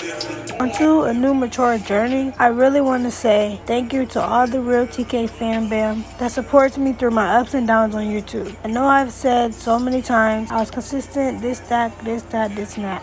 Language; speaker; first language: English; native; English